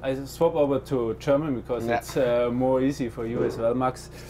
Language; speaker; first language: English; non-native, fluent; German